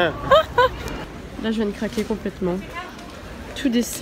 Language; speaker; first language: French; native; French